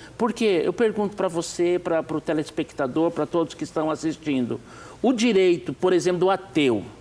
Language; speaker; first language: Portuguese; native; Portuguese